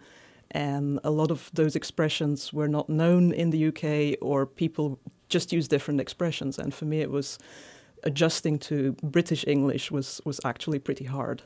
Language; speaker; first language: English; non-native, fluent; Dutch